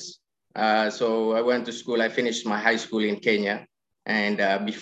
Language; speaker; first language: English; non-native, local second language; Somali